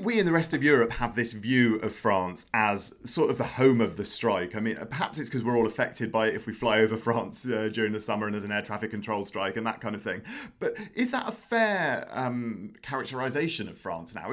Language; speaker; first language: English; native; English